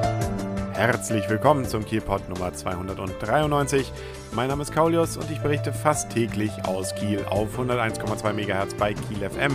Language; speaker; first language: German; native; German